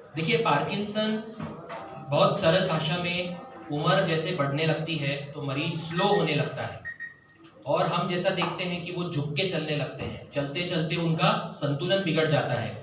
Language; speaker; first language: Hindi; non-native, local second language; Marathi